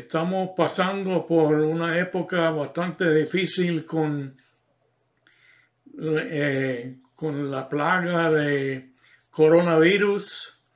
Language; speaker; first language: Spanish; non-native, fluent; English